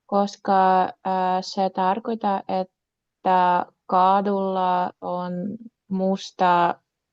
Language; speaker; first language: Finnish; non-native, learner; Russian